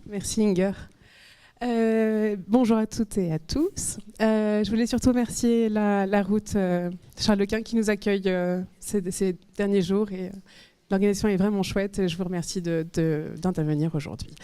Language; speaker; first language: French; native; French